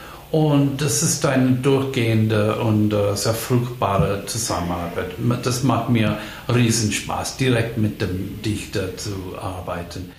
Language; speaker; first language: German; non-native, fluent; English